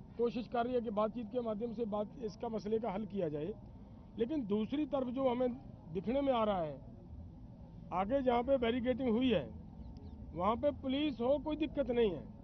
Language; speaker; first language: Hindi; non-native, local second language; Punjabi